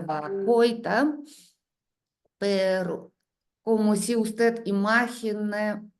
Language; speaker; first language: Spanish; non-native, learner; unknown